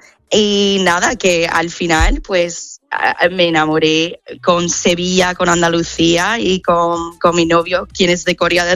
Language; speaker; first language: Spanish; non-native, fluent; English